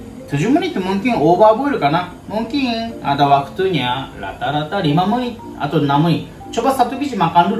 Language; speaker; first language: Indonesian; non-native, learner; Japanese